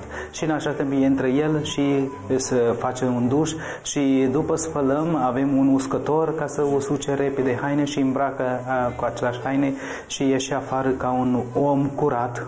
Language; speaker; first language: Romanian; non-native, learner; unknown